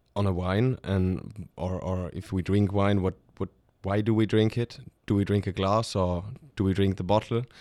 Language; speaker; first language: English; non-native, fluent; German